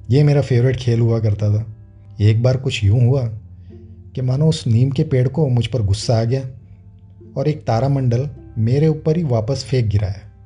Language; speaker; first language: Hindi; non-native, local second language; Gujarati